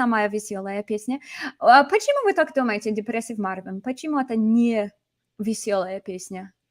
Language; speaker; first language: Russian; non-native, fluent; English